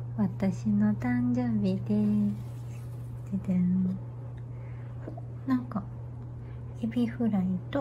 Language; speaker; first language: Japanese; native; Japanese